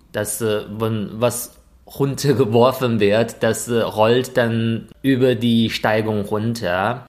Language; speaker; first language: German; non-native, fluent; Chinese